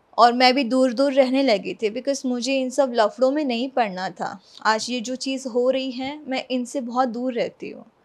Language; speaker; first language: Hindi; non-native, local second language; Gujarati